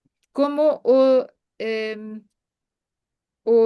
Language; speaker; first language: Portuguese; non-native, fluent; German